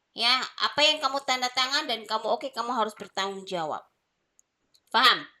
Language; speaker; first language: Indonesian; native; Indonesian